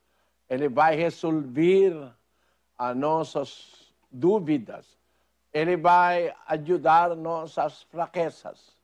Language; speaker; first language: Portuguese; non-native, fluent; Filipino